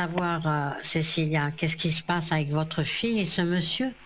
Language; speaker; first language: French; native; French